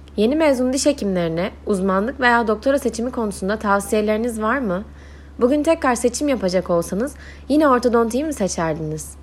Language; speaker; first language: Turkish; native; Turkish